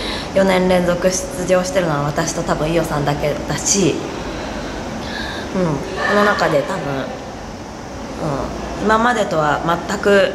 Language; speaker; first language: Japanese; native; Japanese